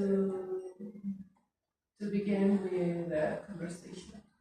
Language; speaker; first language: English; non-native, learner; Spanish